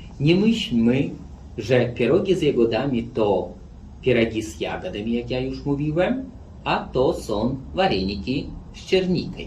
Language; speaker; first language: Polish; non-native, fluent; Belarusian